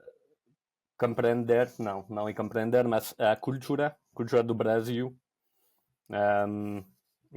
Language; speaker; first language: Portuguese; non-native, learner; French